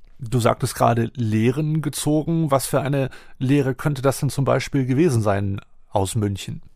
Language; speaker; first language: German; native; German